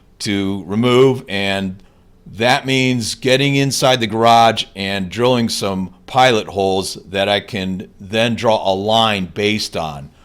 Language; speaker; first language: English; native; English